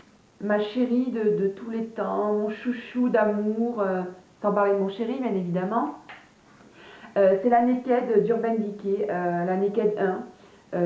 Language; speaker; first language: French; native; French